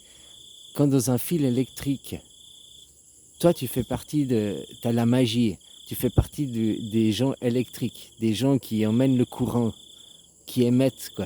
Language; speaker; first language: French; native; French